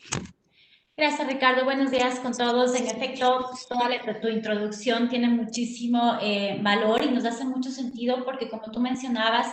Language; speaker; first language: Spanish; native; Spanish